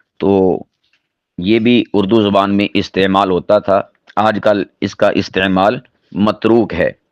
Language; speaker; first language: Urdu; non-native, local second language; Punjabi